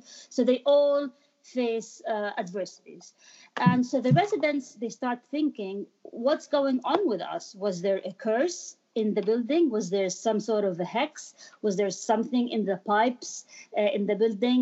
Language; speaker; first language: English; non-native, fluent; Arabic